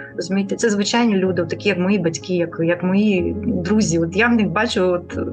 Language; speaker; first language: Ukrainian; non-native, local second language; Russian